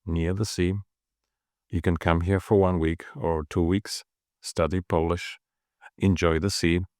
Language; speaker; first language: English; non-native, fluent; Polish